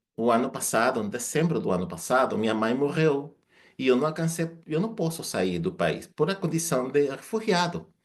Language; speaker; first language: Portuguese; non-native, fluent; Spanish